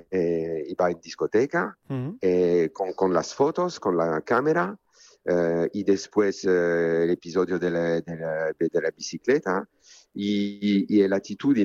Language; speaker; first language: Spanish; non-native, fluent; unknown